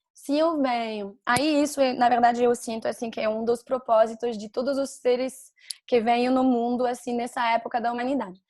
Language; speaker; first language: Portuguese; non-native, fluent; French